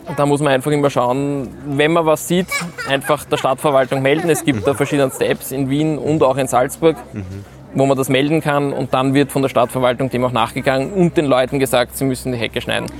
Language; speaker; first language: German; native; German